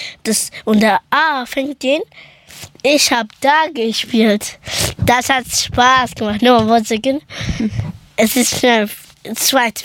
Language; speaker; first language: German; early bilingual, other home language; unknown